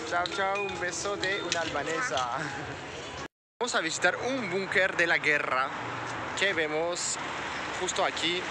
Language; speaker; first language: Spanish; non-native, fluent; French